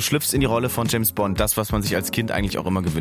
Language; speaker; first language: German; native; German